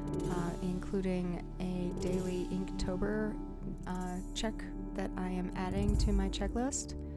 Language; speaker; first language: English; native; English